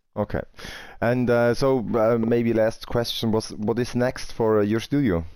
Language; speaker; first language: English; non-native, fluent; German